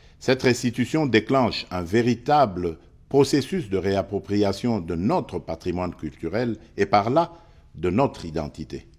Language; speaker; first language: French; non-native, local second language; Luba-Lulua